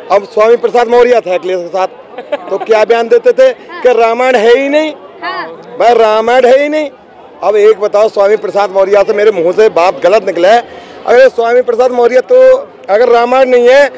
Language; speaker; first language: Hindi; native; Hindi